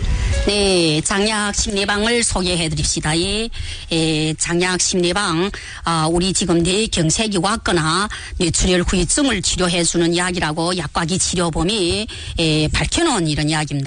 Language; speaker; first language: Korean; native; Korean